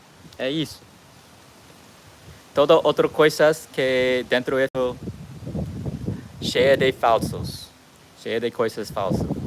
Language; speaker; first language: Portuguese; non-native, learner; English